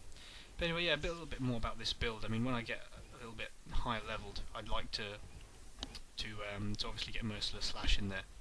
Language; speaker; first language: English; native; English